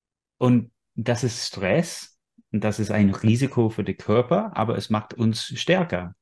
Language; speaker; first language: German; non-native, fluent; English